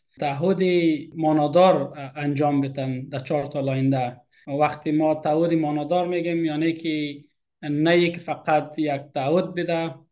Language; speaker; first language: Persian; native; Persian